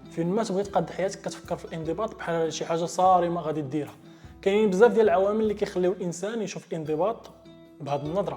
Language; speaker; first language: Arabic; native; Arabic